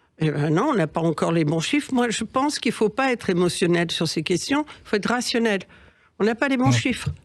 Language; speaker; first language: French; early bilingual, other home language; Catalan